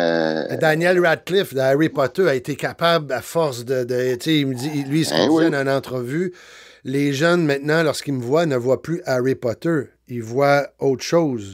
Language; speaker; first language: French; native; French